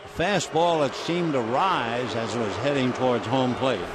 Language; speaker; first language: English; native; English